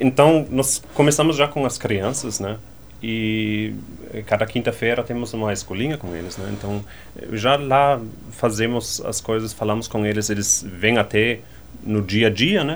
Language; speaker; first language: Portuguese; non-native, fluent; German